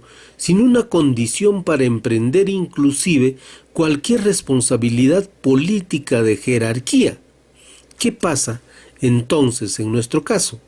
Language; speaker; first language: Spanish; native; Spanish